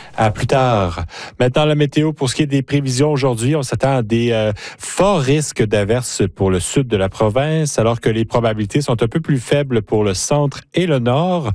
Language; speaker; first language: French; native; French